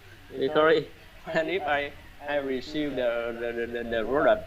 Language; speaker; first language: English; non-native, learner; Vietnamese